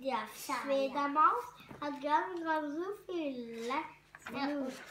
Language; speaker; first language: German; non-native, learner; Hungarian